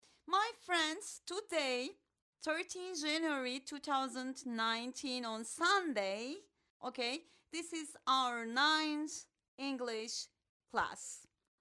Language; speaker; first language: English; non-native, fluent; Turkish